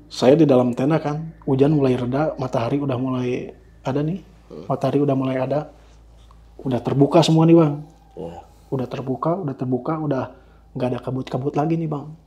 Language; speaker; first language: Indonesian; native; Indonesian